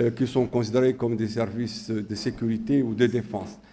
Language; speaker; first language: French; non-native, local second language; Arabic